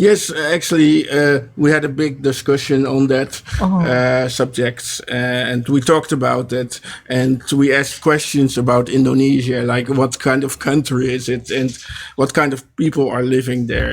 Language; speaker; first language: English; non-native, fluent; Dutch